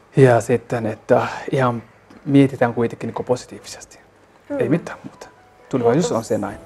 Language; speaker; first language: Finnish; non-native, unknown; Somali